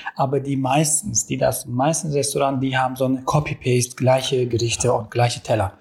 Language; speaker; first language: German; non-native, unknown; Turkish